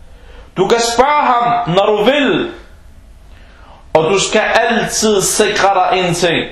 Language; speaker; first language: Danish; non-native, local second language; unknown